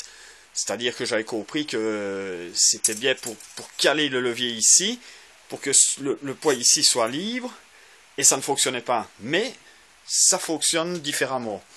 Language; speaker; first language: French; native; French